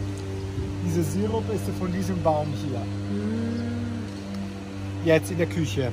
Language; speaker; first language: German; non-native, fluent; Italian